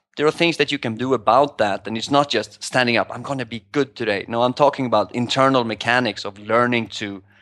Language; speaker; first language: English; non-native, fluent; Swedish